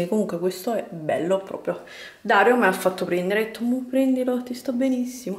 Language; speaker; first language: Italian; native; Italian